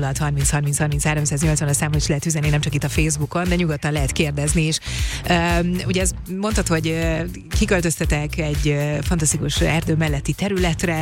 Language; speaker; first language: Hungarian; native; Hungarian